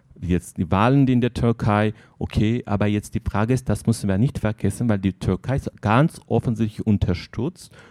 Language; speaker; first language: German; non-native, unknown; Armenian